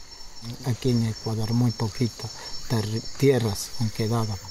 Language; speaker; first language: Spanish; non-native, local second language; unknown